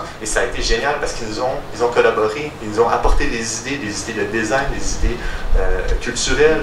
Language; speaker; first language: French; native; French